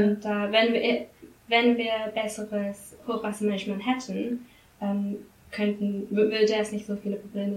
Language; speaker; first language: German; non-native, learner; English